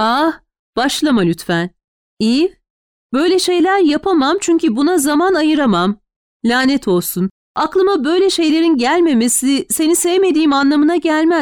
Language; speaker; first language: Turkish; native; Turkish